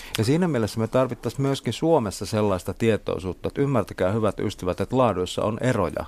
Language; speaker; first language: Finnish; non-native, local second language; Swedish